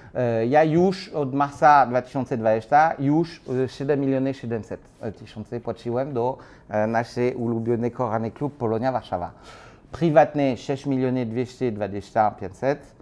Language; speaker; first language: Polish; non-native, learner; French